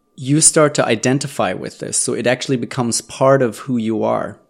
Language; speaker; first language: English; non-native, fluent; German